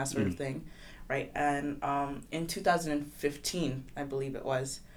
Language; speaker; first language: English; non-native, local second language; Kinyarwanda